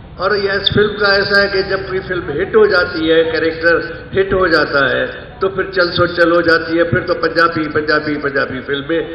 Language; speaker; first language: Urdu; non-native, local second language; Sindhi